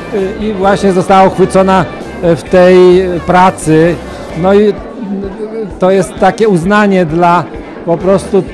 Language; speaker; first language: Polish; native; Polish